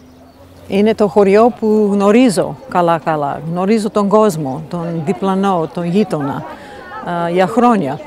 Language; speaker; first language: Greek; non-native, fluent; English